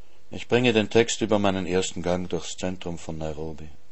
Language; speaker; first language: German; native; German